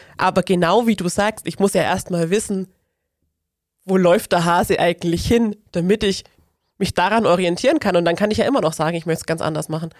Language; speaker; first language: German; native; German